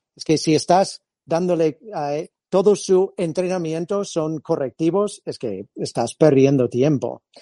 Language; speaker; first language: Spanish; non-native, fluent; English